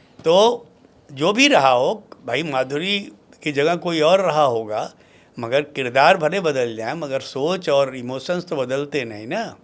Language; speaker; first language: Hindi; non-native, local second language; Bhojpuri